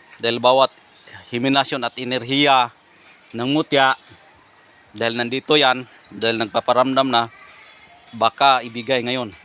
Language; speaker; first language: Filipino; non-native, local second language; Cebuano